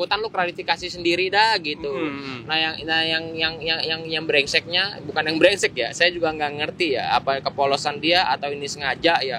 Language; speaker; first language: Indonesian; native; Indonesian